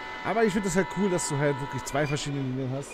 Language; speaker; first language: German; native; German